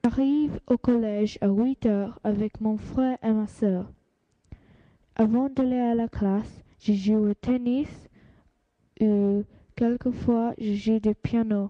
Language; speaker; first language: French; non-native, learner; English